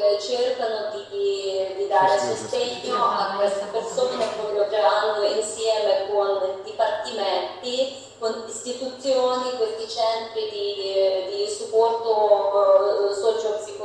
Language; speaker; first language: Italian; non-native, fluent; Ukrainian